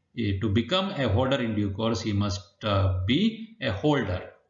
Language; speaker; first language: English; non-native, local second language; Kannada